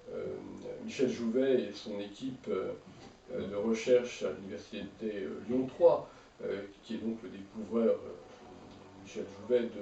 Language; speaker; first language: French; native; French